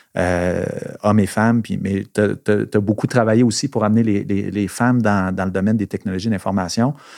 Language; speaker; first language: French; native; French